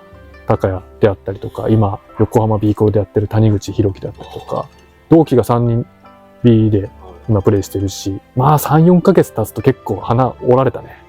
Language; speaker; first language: Japanese; native; Japanese